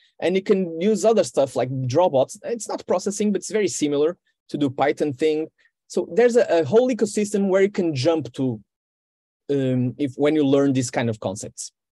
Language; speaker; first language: English; non-native, fluent; Portuguese